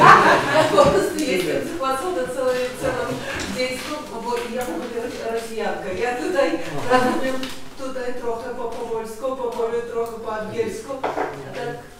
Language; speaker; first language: Polish; non-native, learner; Russian